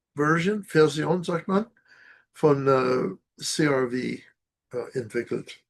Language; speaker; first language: German; non-native, learner; English